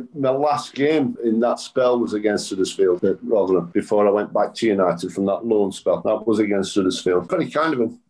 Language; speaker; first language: English; native; English